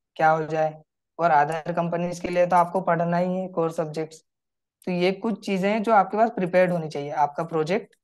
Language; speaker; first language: Hindi; native; Hindi